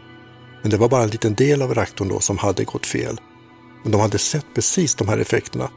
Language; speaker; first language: Swedish; native; Swedish